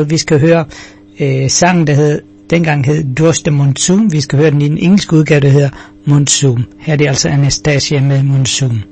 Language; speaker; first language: Danish; native; Danish